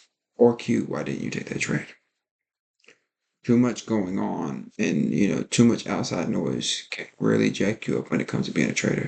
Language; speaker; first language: English; native; English